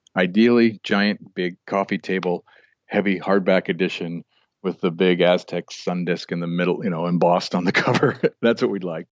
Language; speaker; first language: English; native; English